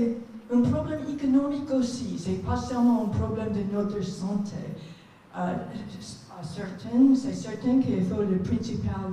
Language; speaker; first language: French; non-native, fluent; English